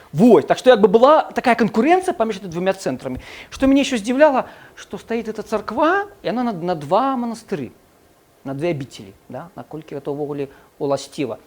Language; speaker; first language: Belarusian; non-native, local second language; Russian